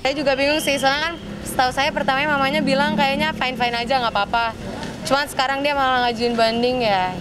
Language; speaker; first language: Indonesian; native; Indonesian